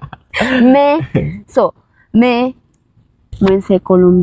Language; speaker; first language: French; non-native, learner; Spanish